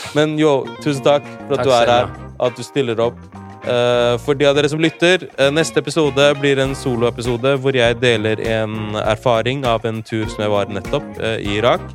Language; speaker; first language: Norwegian; early bilingual, other home language; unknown